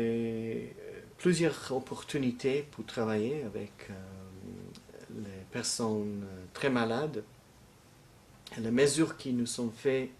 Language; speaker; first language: French; non-native, fluent; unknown